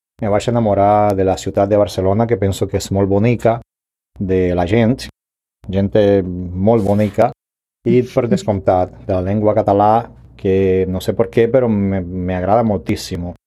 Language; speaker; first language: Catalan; non-native, learner; Spanish